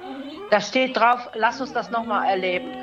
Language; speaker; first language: German; native; German